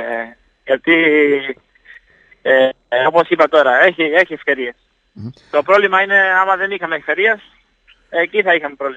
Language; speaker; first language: Greek; non-native, fluent; Italian